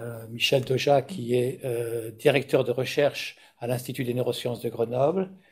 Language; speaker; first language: French; native; French